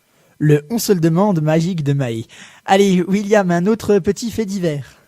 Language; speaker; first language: French; native; French